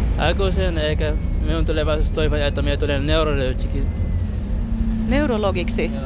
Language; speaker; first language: Finnish; non-native, learner; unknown